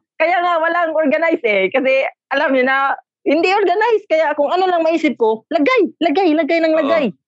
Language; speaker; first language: Filipino; non-native, local second language; Cebuano